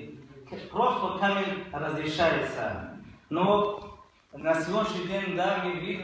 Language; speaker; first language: Russian; non-native, local second language; Tajik